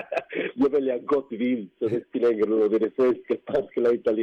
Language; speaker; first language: Swedish; non-native, fluent; Spanish